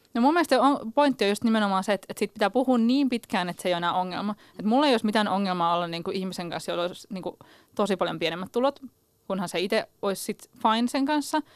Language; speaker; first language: Finnish; native; Finnish